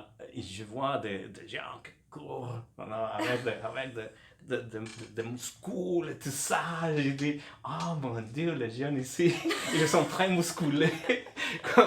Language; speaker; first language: French; non-native, fluent; Spanish